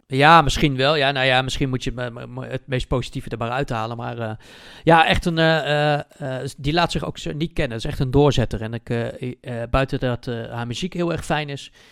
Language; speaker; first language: Dutch; native; Dutch